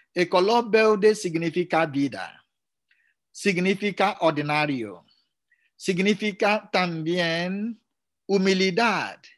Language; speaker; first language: Spanish; non-native, fluent; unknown